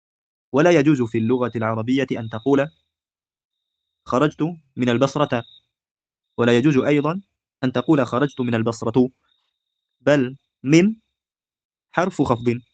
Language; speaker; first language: Arabic; non-native, fluent; Indonesian